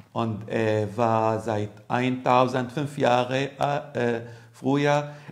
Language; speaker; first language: German; non-native, learner; Arabic